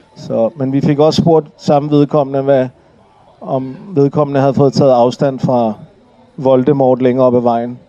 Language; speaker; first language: Danish; early bilingual, other home language; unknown